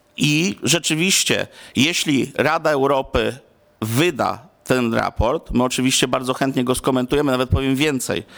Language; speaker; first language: Polish; non-native, local second language; Romany